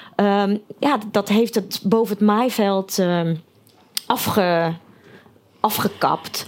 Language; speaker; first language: Dutch; early bilingual, other home language; Russian